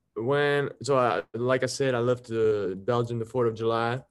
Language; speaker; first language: English; non-native, fluent; Dutch